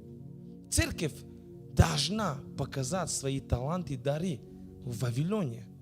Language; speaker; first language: Russian; non-native, fluent; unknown